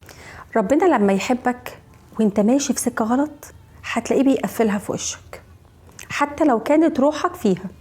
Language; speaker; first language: Arabic; native; Arabic